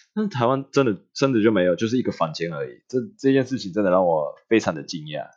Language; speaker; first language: Chinese; non-native, fluent; Japanese